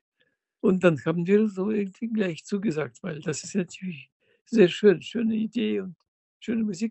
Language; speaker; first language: German; non-native, fluent; Russian